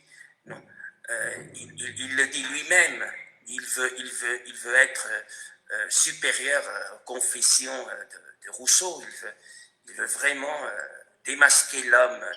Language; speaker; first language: French; non-native, fluent; Spanish